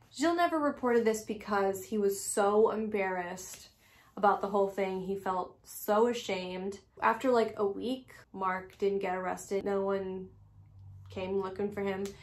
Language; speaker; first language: English; native; English